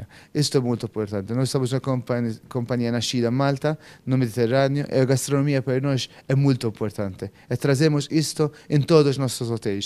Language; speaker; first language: Portuguese; non-native, fluent; Maltese